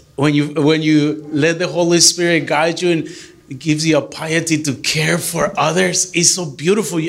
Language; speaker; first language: English; early bilingual, other home language; Spanish